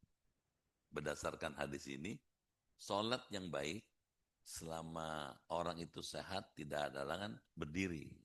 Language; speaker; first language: Indonesian; native; Indonesian